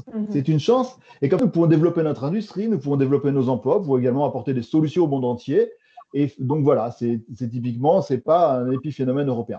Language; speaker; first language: French; native; French